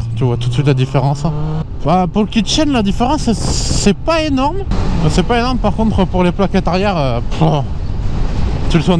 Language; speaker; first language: French; native; French